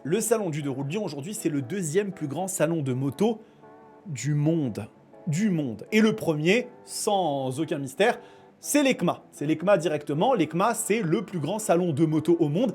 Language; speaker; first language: French; native; French